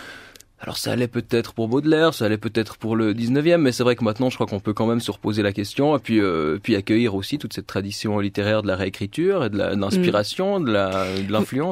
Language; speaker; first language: French; native; French